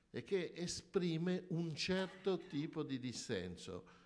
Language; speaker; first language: Italian; native; Italian